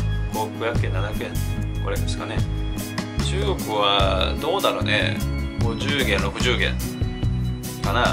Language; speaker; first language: Japanese; non-native, fluent; Chinese